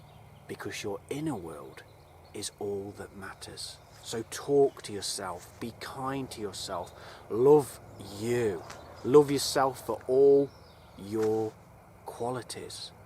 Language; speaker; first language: English; native; English